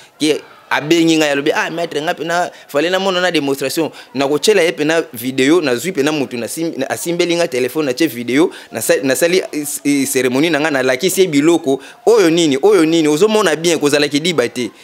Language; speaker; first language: Lingala; non-native, local second language; Kongo